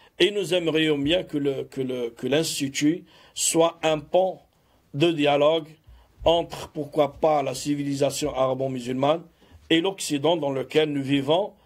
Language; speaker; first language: French; non-native, local second language; Arabic